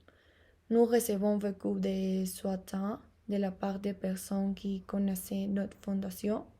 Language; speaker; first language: French; non-native, learner; Spanish